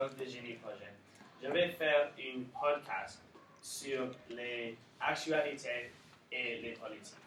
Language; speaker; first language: French; non-native, learner; English